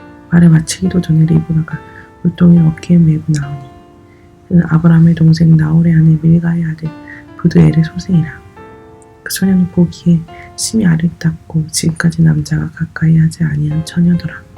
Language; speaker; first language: Korean; native; Korean